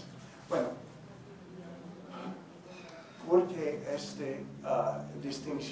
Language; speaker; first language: Spanish; non-native, learner; English